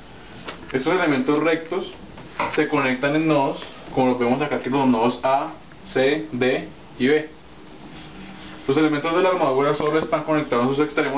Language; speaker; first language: Spanish; native; Spanish